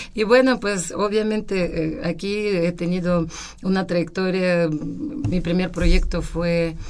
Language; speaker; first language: Spanish; non-native, fluent; Russian